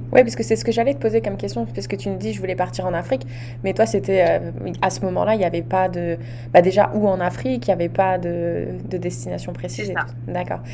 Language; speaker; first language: French; native; French